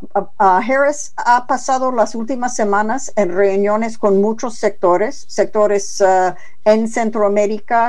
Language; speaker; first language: Spanish; non-native, fluent; English